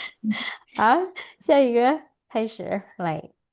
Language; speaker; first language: Chinese; non-native, fluent; Indonesian